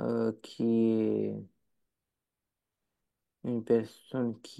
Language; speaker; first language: French; non-native, learner; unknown